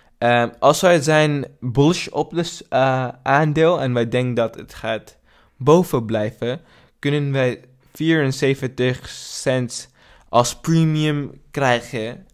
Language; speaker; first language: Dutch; non-native, learner; English